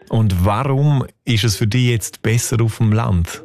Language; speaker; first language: German; native; German